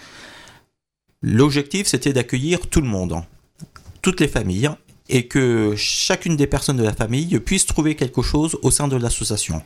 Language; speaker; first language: French; native; French